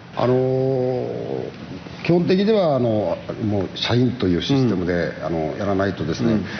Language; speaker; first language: Japanese; native; Japanese